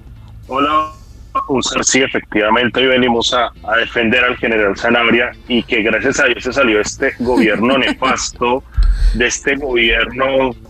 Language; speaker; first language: Spanish; native; Spanish